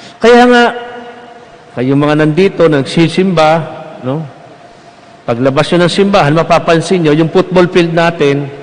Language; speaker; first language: Filipino; native; Filipino